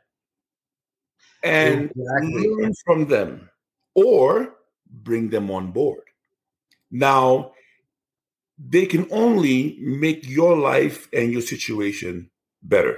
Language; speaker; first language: English; non-native, local second language; Igbo